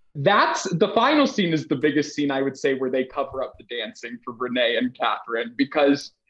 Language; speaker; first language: English; native; English